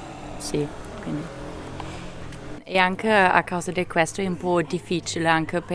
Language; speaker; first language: Italian; non-native, learner; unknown